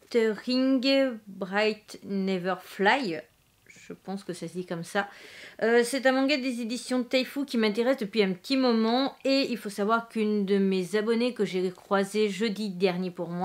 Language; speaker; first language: French; native; French